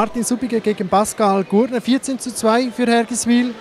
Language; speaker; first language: German; native; German